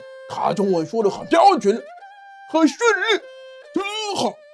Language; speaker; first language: Chinese; non-native, fluent; French